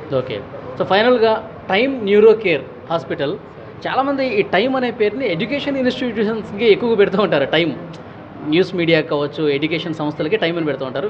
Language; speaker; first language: Telugu; native; Telugu